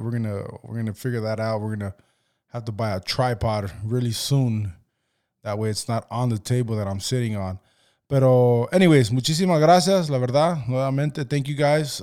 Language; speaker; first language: English; early bilingual, other home language; Spanish